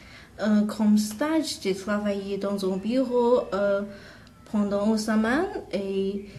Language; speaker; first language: French; non-native, learner; English